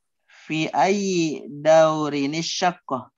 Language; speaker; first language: Arabic; non-native, learner; Indonesian